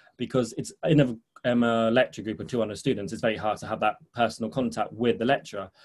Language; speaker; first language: English; early bilingual, heritage; English